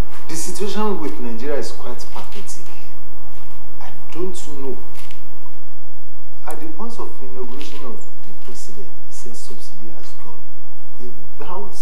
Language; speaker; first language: English; non-native, local second language; Yoruba